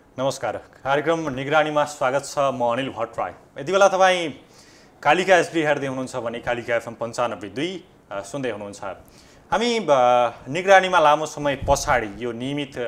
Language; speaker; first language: Nepali; native; Nepali